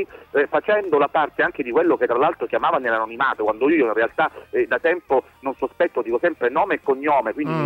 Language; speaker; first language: Italian; native; Italian